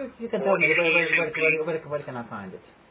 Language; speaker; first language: English; non-native, fluent; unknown